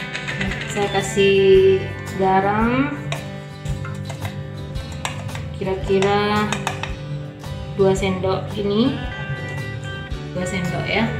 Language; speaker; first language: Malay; non-native, local second language; Madurese